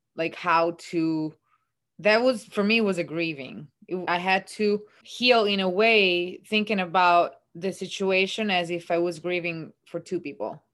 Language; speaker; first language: English; non-native, fluent; Italian